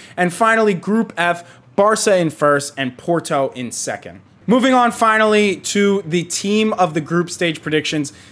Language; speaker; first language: English; native; English